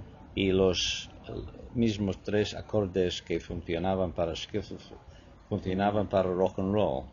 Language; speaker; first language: Spanish; non-native, fluent; English